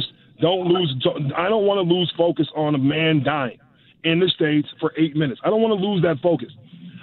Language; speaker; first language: English; native; English